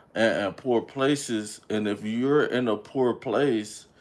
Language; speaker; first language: English; native; English